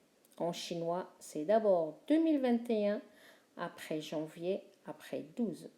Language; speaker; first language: French; non-native, fluent; Chinese